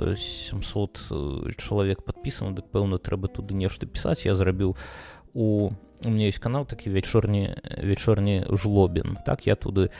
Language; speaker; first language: Belarusian; non-native, local second language; Russian